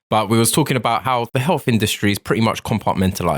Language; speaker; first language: English; native; English